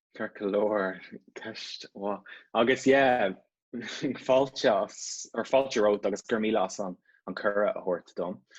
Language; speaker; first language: Irish; non-native, local second language; English